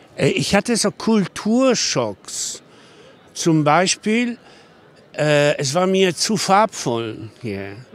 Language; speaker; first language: German; non-native, fluent; Polish